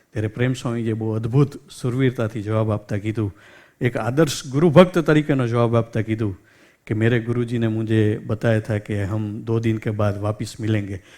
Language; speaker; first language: Hindi; non-native, local second language; Gujarati